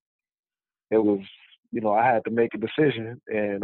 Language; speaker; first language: English; native; English